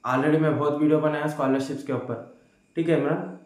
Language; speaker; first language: Hindi; non-native, local second language; Telugu